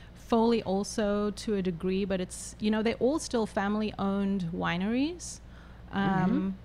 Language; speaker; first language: English; native; English